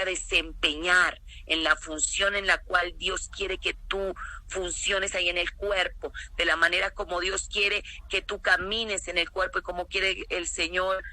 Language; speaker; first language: Spanish; native; Spanish